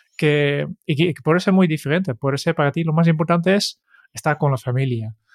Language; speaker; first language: Spanish; non-native, fluent; Dutch